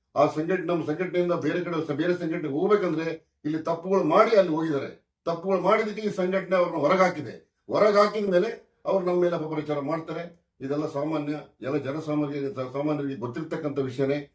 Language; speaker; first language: Kannada; native; Kannada